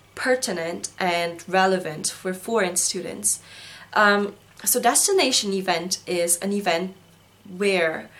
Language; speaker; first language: English; non-native, fluent; Korean